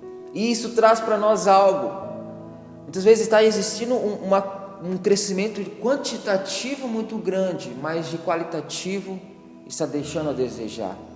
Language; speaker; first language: Portuguese; native; Portuguese